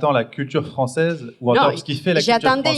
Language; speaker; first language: French; native; French